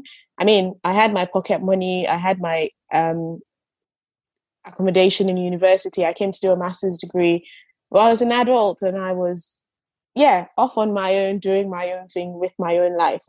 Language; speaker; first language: English; non-native, local second language; Yoruba